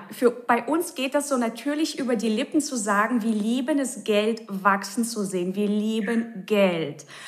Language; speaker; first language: German; native; German